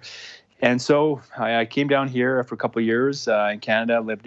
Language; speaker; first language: English; non-native, fluent; Punjabi